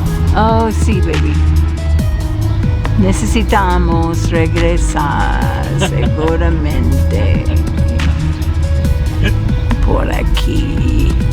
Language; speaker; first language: Spanish; non-native, learner; English